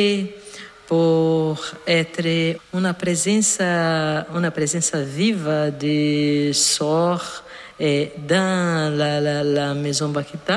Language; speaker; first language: French; non-native, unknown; Portuguese